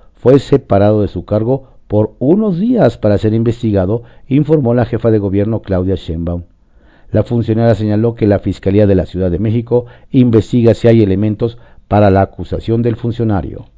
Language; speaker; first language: Spanish; native; Spanish